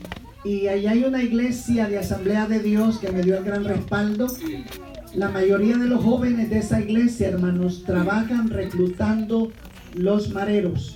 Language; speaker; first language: Spanish; native; Spanish